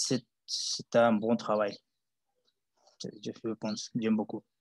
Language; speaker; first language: French; non-native, learner; Spanish